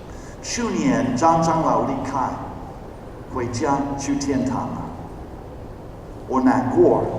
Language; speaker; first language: Chinese; non-native, fluent; English